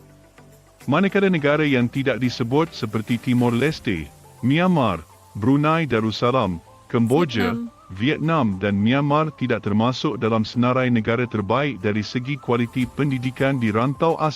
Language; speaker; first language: Malay; native; Malay